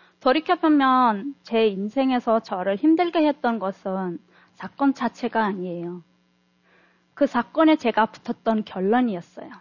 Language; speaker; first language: Korean; non-native, fluent; Turkmen